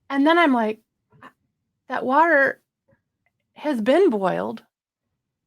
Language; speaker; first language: English; native; English